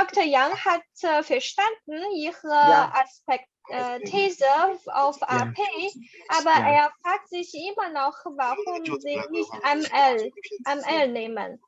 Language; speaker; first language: German; non-native, fluent; Chinese